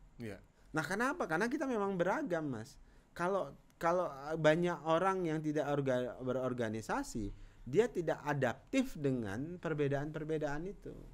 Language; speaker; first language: Indonesian; native; Indonesian